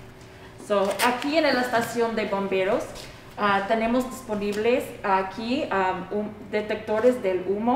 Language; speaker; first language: Spanish; early bilingual, heritage; Spanish